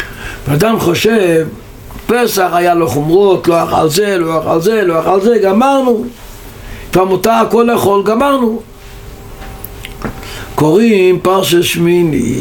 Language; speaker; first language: Hebrew; non-native, local second language; Yiddish